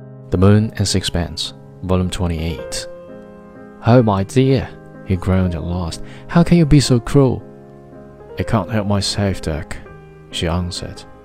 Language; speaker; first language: English; non-native, fluent; Chinese